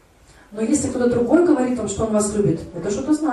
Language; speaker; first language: Russian; native; Russian